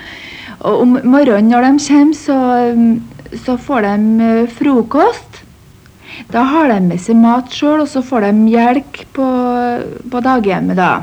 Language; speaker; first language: Norwegian; native; Norwegian